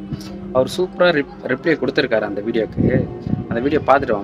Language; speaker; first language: Tamil; native; Tamil